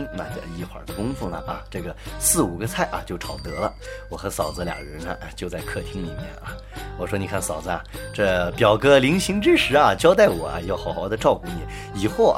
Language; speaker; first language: Chinese; native; Chinese